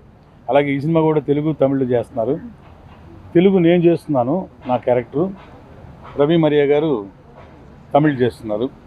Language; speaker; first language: Telugu; native; Telugu